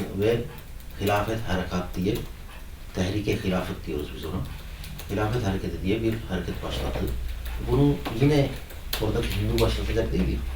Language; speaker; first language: Turkish; non-native, fluent; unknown